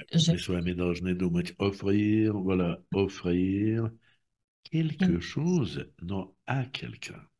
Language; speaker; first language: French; non-native, fluent; Russian